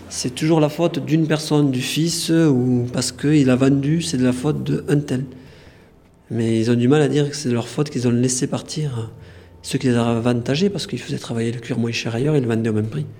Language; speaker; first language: French; native; French